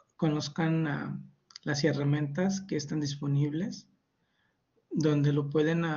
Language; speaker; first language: Spanish; non-native, fluent; Hindi